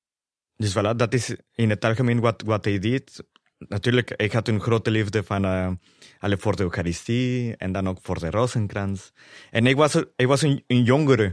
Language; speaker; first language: Dutch; non-native, fluent; Spanish